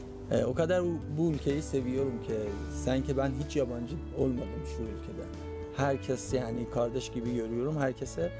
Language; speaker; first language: Turkish; non-native, fluent; Persian